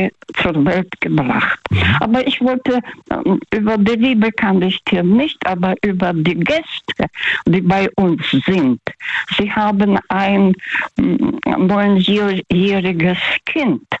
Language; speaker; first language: German; early bilingual, other home language; Russian